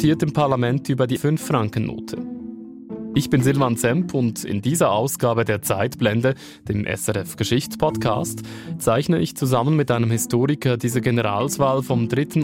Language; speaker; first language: German; native; German